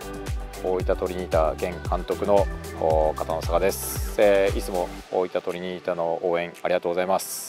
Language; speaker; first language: Japanese; native; Japanese